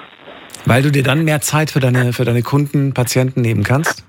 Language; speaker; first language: German; native; German